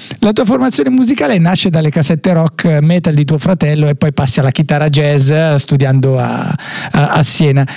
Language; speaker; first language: Italian; native; Italian